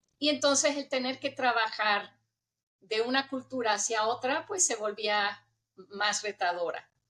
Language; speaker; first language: Spanish; early bilingual, heritage; Spanish